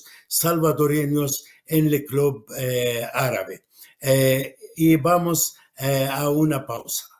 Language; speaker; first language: Spanish; non-native, fluent; Arabic